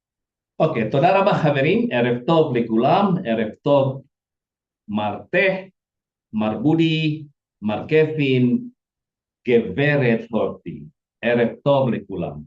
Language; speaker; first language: Hebrew; non-native, fluent; Indonesian